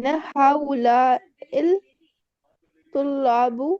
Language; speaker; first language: Arabic; non-native, learner; Urdu